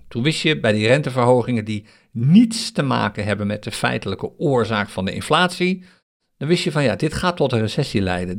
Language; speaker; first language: Dutch; native; Dutch